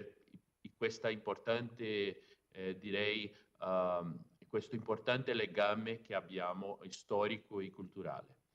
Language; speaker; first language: Italian; non-native, fluent; Portuguese